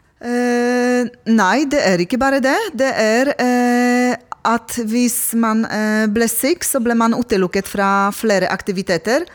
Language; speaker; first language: Norwegian; non-native, fluent; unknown